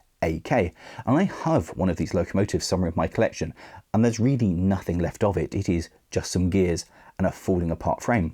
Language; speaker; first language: English; native; English